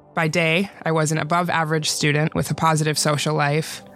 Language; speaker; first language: English; early bilingual, other home language; Swedish